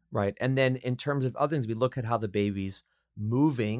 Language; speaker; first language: English; native; English